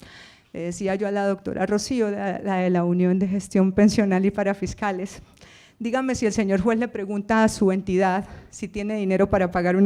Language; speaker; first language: Spanish; native; Spanish